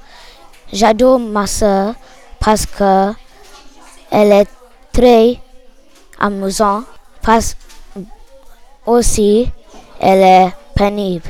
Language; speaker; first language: French; non-native, learner; English